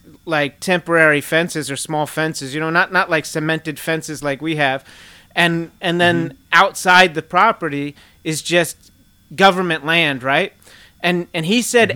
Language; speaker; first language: English; native; English